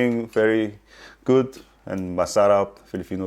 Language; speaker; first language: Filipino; non-native, learner; Korean